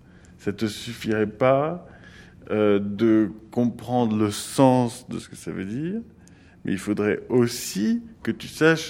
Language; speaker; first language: French; native; French